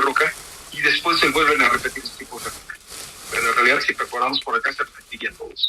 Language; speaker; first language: Spanish; native; Spanish